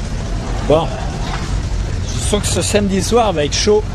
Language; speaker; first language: French; native; French